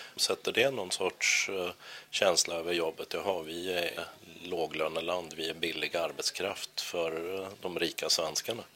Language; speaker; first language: Swedish; native; Swedish